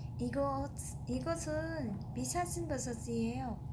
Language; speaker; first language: Korean; non-native, learner; Vietnamese